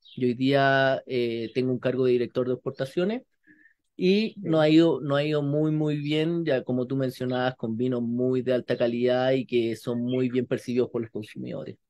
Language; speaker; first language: Spanish; native; Spanish